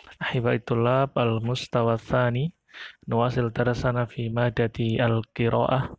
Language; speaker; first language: Arabic; non-native, fluent; Indonesian